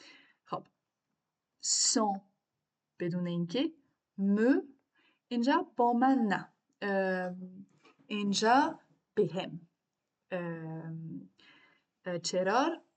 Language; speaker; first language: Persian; non-native, learner; French